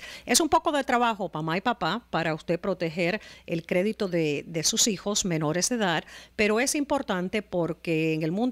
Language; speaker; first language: Spanish; native; Spanish